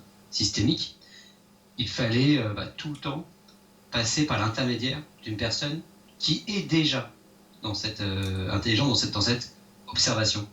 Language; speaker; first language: French; native; French